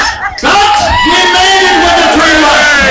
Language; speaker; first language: English; non-native, learner; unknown